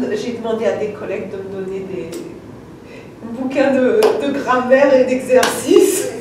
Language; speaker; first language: French; native; French